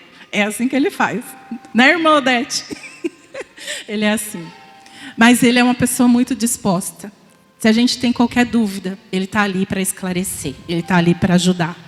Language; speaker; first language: Portuguese; native; Portuguese